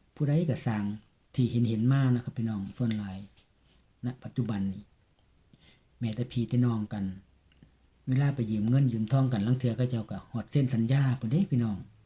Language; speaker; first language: Thai; native; Thai